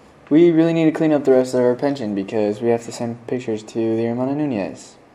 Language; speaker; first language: English; native; English